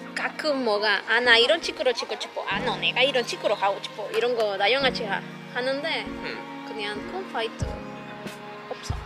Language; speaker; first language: Korean; non-native, learner; Spanish